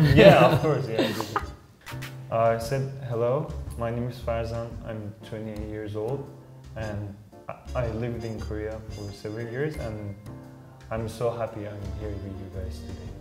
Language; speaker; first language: English; non-native, fluent; Persian